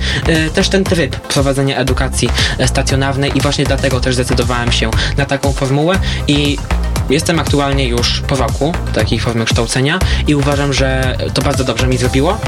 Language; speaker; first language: Polish; native; Polish